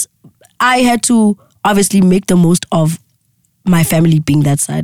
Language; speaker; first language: English; non-native, local second language; Xhosa